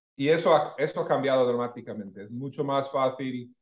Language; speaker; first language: Spanish; non-native, fluent; English